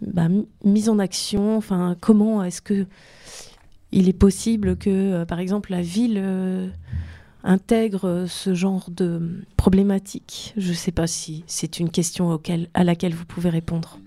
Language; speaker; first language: French; native; French